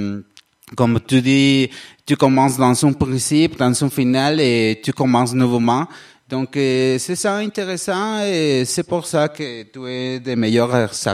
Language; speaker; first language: French; non-native, learner; Spanish